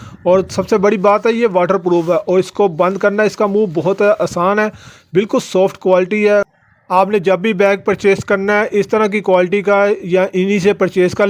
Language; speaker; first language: Hindi; non-native, local second language; Punjabi